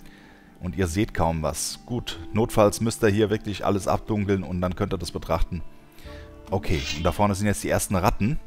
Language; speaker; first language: German; native; German